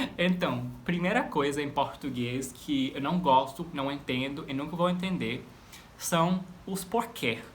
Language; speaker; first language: Portuguese; non-native, fluent; English